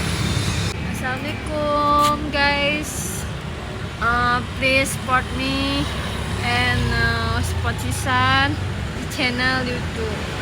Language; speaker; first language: English; non-native, learner; Indonesian